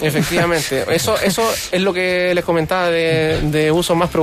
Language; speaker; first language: Spanish; native; Spanish